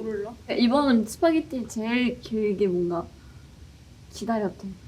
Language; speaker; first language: Korean; non-native, fluent; Japanese